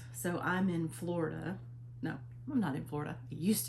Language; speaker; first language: English; native; English